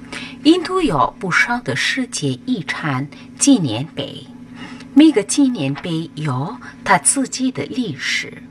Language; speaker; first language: Chinese; non-native, fluent; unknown